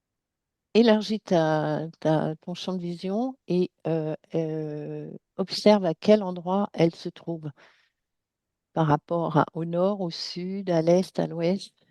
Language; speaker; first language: French; native; French